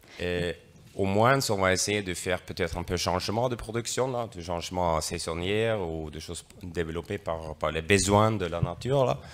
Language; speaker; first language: French; non-native, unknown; Norwegian